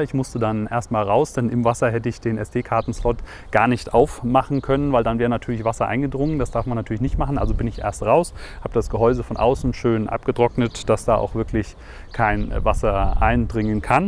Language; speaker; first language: German; native; German